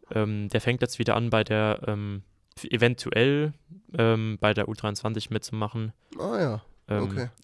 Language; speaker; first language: German; native; German